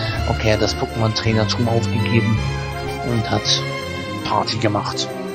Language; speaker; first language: German; native; German